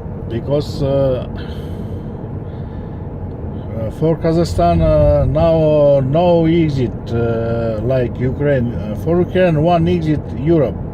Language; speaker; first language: English; non-native, learner; Kazakh